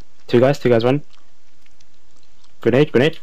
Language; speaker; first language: English; native; English